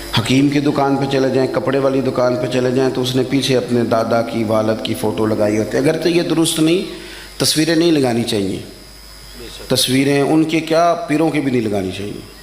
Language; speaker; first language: Urdu; non-native, local second language; Punjabi